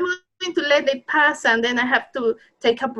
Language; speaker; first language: English; non-native, learner; Spanish